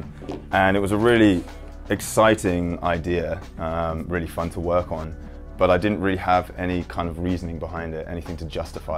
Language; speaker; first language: English; native; English